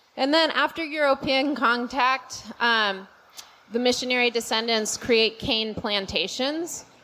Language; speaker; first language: English; native; English